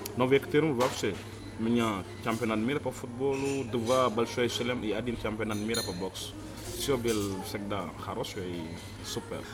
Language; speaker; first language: Russian; non-native, learner; Wolof